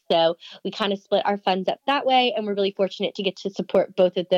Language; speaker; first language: English; native; English